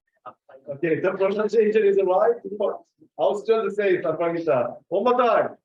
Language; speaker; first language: English; non-native, fluent; Korean